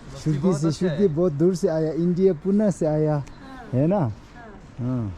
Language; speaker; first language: Hindi; non-native, learner; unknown